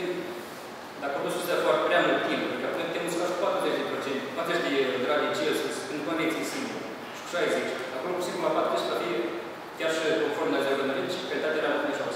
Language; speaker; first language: Romanian; native; Romanian